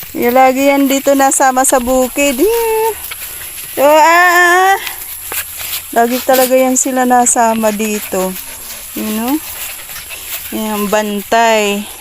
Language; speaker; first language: Filipino; non-native, local second language; Waray